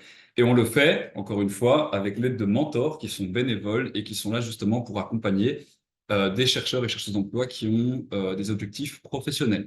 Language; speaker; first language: French; native; French